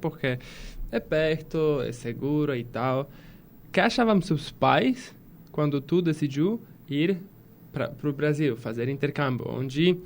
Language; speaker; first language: Portuguese; non-native, fluent; Polish